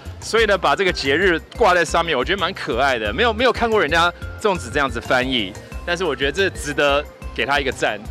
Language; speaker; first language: Chinese; native; Chinese